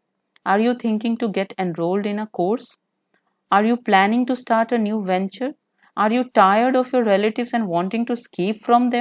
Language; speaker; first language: English; non-native, local second language; Hindi